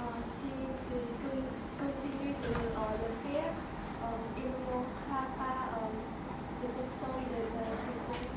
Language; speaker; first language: French; non-native, learner; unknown